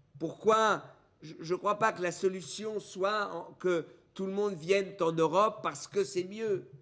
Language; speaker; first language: French; early bilingual, other home language; German